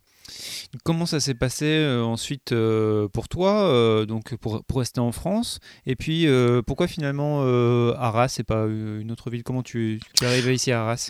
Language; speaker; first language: French; native; French